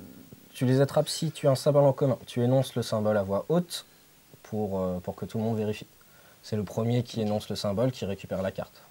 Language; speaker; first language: French; native; French